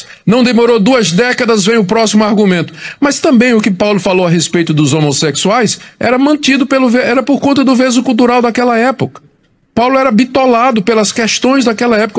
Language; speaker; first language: Portuguese; native; Portuguese